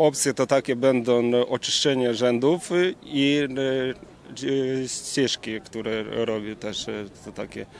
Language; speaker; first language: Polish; non-native, learner; Ukrainian